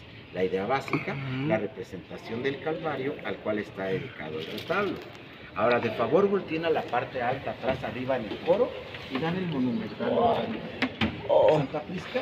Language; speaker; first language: Spanish; native; Spanish